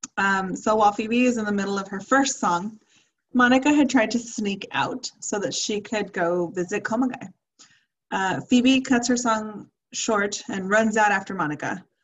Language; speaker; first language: English; early bilingual, other home language; Spanish